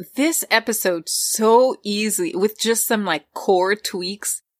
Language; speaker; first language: English; native; English